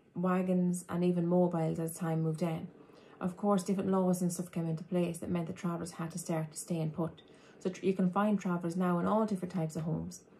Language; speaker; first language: English; native; English